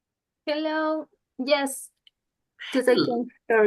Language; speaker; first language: English; non-native, learner; Spanish